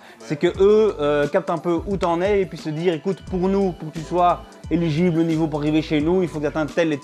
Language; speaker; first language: French; native; French